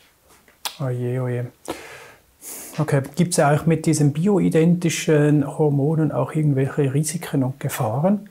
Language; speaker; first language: German; native; German